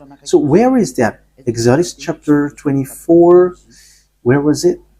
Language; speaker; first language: English; non-native, fluent; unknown